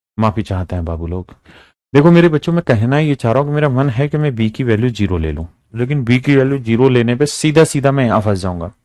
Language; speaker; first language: Hindi; native; Hindi